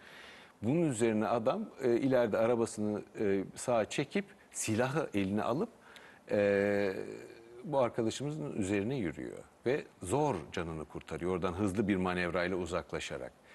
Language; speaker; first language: Turkish; native; Turkish